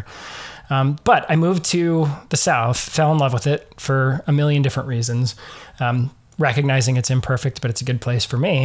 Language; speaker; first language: English; native; English